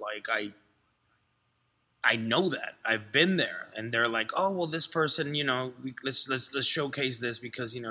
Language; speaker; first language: English; early bilingual, other home language; Spanish